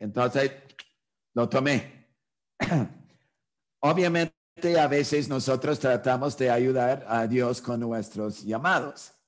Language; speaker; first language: Spanish; non-native, fluent; English